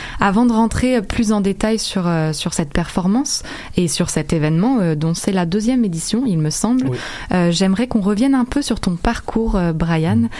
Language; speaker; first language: French; native; French